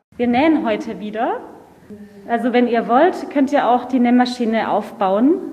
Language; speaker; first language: German; native; German